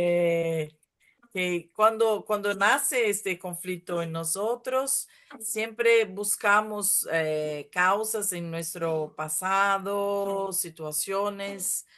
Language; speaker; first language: Spanish; non-native, fluent; Portuguese